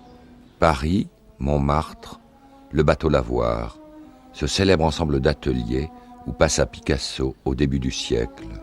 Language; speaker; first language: French; native; French